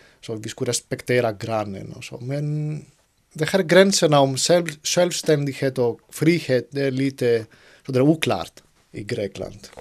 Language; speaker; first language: Swedish; non-native, fluent; Greek